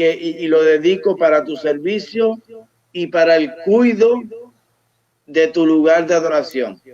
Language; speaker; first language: Spanish; early bilingual, heritage; Spanish